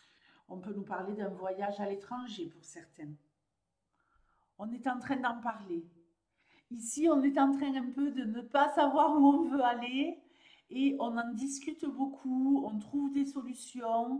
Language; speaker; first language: French; native; French